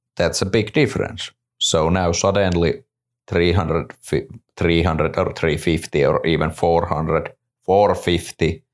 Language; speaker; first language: English; non-native, fluent; Finnish